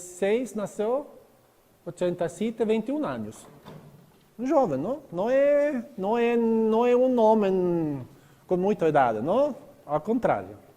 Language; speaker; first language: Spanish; non-native, learner; Norwegian